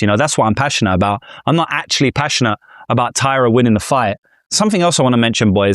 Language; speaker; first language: English; native; English